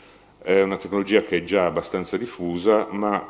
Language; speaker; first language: Italian; native; Italian